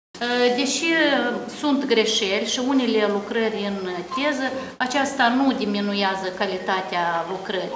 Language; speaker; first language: Romanian; native; Romanian